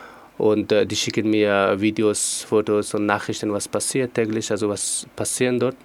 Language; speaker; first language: German; non-native, fluent; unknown